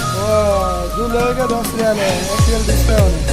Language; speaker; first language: Hindi; non-native, learner; Bangla